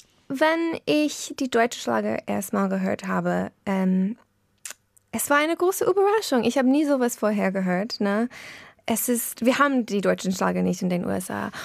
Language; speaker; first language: German; non-native, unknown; English